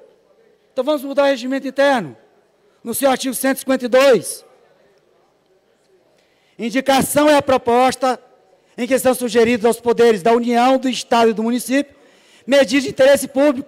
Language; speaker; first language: Portuguese; native; Portuguese